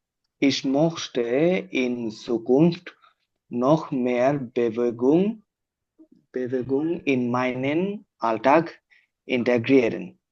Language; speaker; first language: German; non-native, learner; Bangla